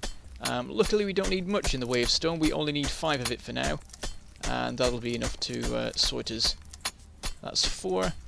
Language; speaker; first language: English; native; English